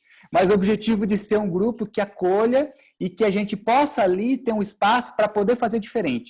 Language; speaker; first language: Portuguese; native; Portuguese